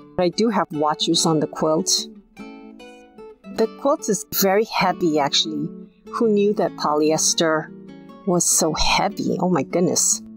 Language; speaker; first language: English; native; English